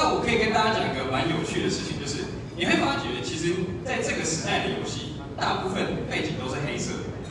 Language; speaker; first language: Chinese; native; Chinese